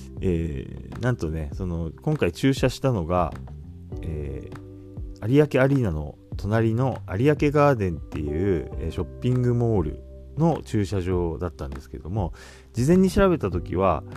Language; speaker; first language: Japanese; native; Japanese